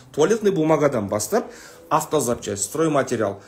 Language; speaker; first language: Russian; non-native, local second language; Kazakh